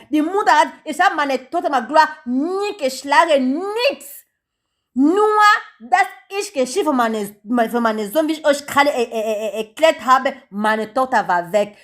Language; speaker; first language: German; non-native, learner; Lingala